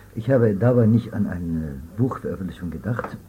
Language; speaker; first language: German; non-native, fluent; Persian